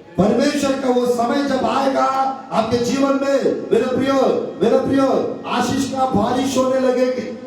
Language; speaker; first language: Hindi; non-native, local second language; Telugu